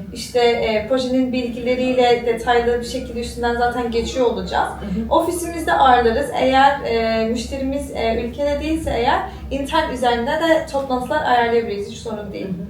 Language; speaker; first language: Turkish; early bilingual, heritage; Turkish